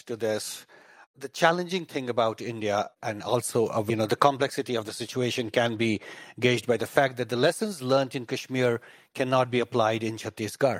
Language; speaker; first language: English; non-native, local second language; Kashmiri